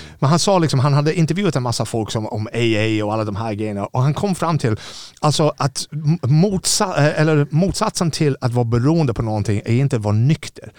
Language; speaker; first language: Swedish; non-native, fluent; English